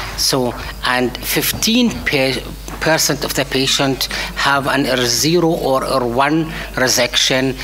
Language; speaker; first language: English; non-native, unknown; Arabic